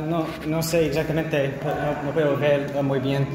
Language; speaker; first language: Spanish; non-native, learner; English